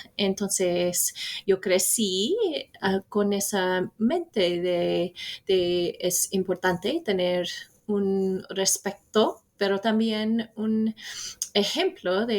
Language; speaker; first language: Spanish; non-native, fluent; English